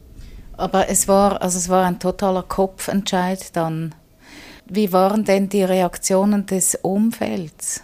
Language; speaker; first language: German; native; German